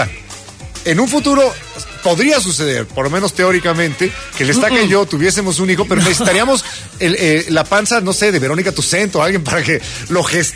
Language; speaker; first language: Spanish; native; Spanish